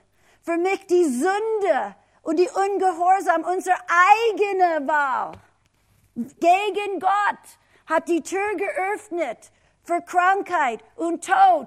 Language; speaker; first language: German; non-native, fluent; English